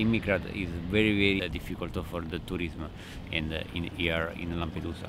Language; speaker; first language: English; non-native, learner; Italian